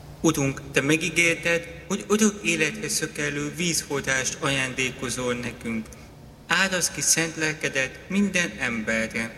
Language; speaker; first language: Hungarian; native; Hungarian